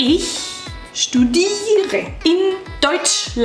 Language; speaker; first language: German; non-native, fluent; Spanish